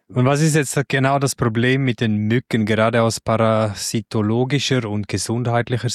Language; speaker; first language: German; native; German